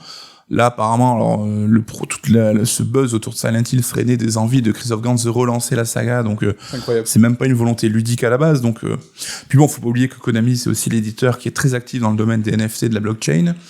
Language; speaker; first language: French; native; French